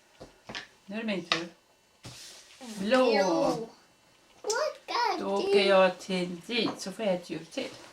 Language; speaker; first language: Swedish; early bilingual, other home language; Estonian